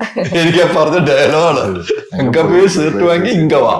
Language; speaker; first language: Malayalam; native; Malayalam